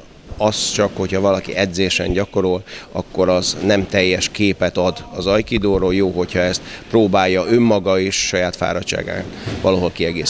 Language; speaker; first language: Hungarian; native; Hungarian